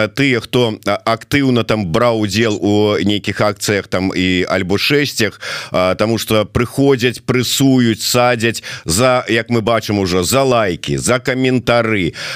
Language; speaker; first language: Belarusian; native; Belarusian